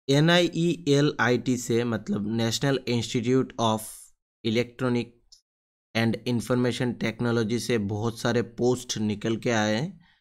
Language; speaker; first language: Hindi; non-native, local second language; Bangla